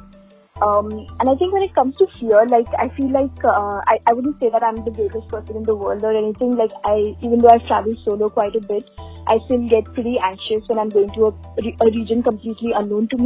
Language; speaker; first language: English; non-native, local second language; Hindi